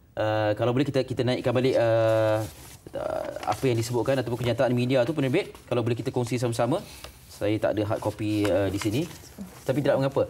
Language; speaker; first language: Malay; native; Malay